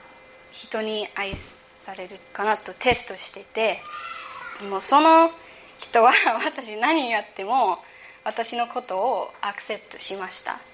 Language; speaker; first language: Japanese; early bilingual, heritage; English